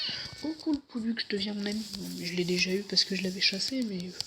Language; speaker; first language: French; native; French